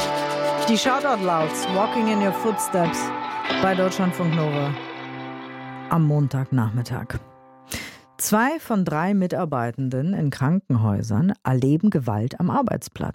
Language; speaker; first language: German; native; German